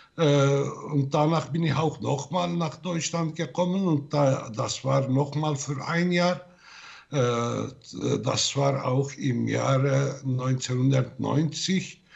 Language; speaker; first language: German; non-native, fluent; Turkish